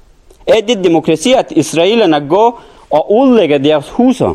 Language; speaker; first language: Danish; non-native, learner; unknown